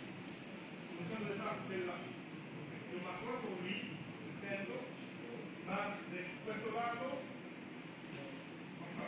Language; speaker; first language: Italian; non-native, learner; Romanian